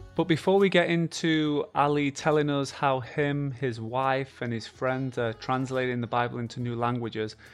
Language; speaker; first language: English; native; English